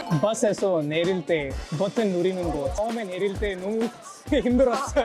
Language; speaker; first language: Korean; non-native, fluent; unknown